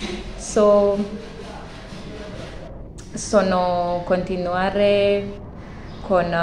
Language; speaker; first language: Italian; non-native, learner; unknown